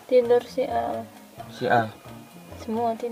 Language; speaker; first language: Indonesian; native; Indonesian